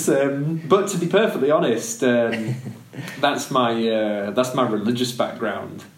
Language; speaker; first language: English; native; English